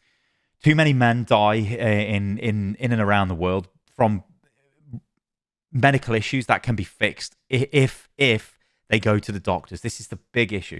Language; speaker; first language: English; native; English